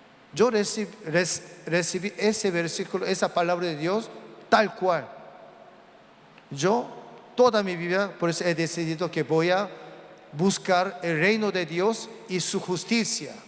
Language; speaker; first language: Spanish; non-native, learner; Korean